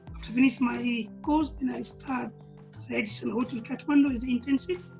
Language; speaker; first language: English; non-native, local second language; Nepali